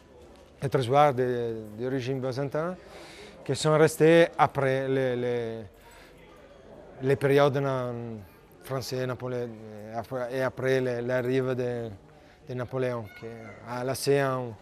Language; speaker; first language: French; non-native, learner; Italian